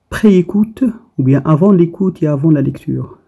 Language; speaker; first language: French; non-native, local second language; Arabic